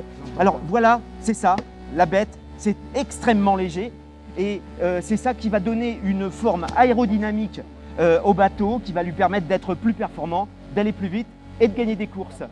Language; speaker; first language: French; native; French